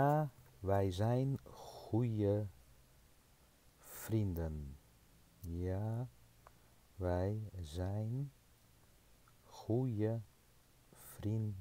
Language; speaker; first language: Dutch; non-native, fluent; Turkish